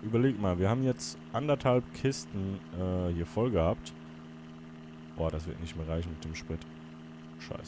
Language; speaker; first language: German; native; German